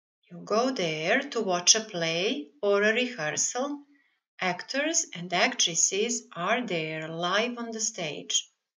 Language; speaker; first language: English; non-native, fluent; Serbian